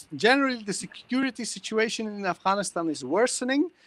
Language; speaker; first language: English; early bilingual, other home language; Persian